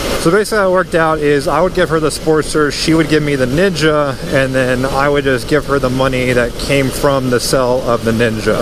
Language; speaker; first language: English; native; English